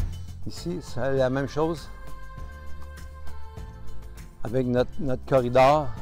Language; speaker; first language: French; native; French